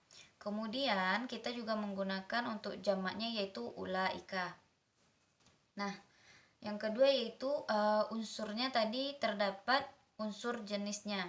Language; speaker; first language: Indonesian; native; Indonesian